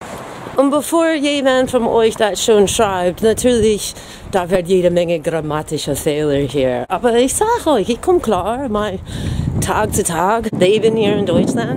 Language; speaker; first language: German; non-native, fluent; English